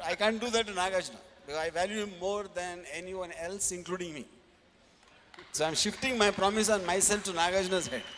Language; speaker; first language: English; non-native, local second language; Telugu